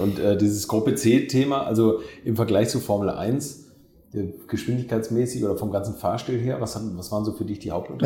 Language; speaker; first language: German; native; German